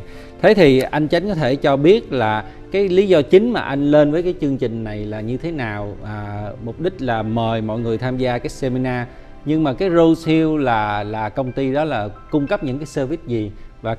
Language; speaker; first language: Vietnamese; early bilingual, heritage; Vietnamese